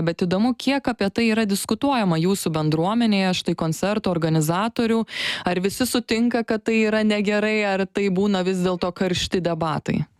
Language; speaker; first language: Lithuanian; native; Lithuanian